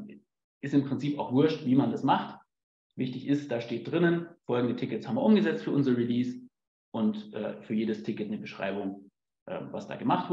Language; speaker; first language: German; native; German